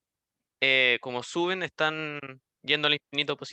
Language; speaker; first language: Spanish; native; Spanish